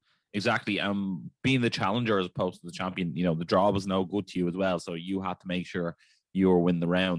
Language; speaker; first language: English; native; English